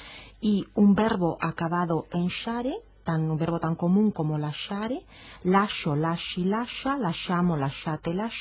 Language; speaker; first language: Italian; non-native, fluent; Spanish